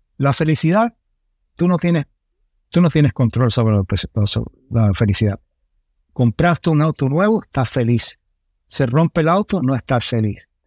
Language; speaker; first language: Spanish; early bilingual, heritage; Spanish